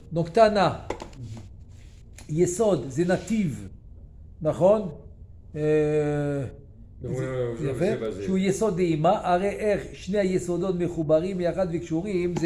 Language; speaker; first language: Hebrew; non-native, fluent; French